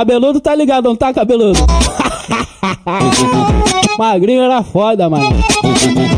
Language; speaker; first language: Portuguese; native; Portuguese